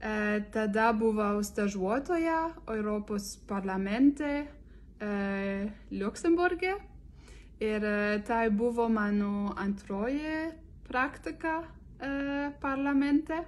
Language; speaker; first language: Lithuanian; non-native, learner; French